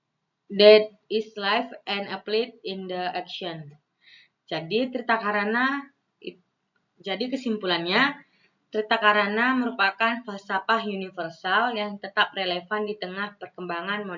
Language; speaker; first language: Indonesian; non-native, local second language; Balinese